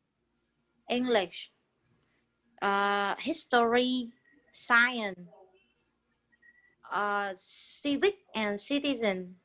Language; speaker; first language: English; non-native, learner; Vietnamese